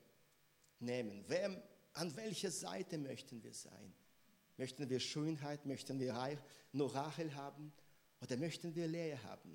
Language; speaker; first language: German; non-native, fluent; Russian